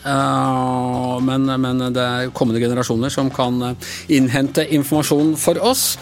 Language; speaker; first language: Norwegian; native; Norwegian